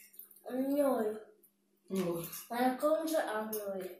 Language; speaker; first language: Vietnamese; early bilingual, heritage; Vietnamese